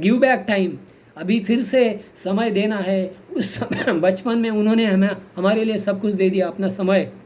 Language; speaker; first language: Hindi; non-native, local second language; Marathi